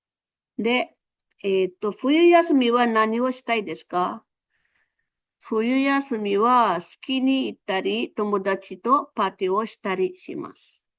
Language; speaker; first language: Japanese; non-native, fluent; Filipino